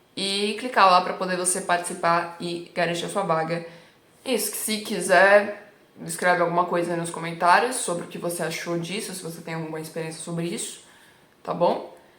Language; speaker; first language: Portuguese; early bilingual, other home language; Italian